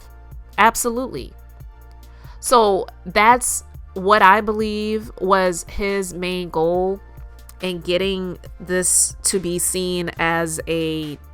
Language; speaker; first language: English; native; English